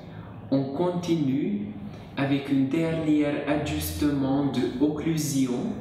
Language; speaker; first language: French; non-native, learner; Hungarian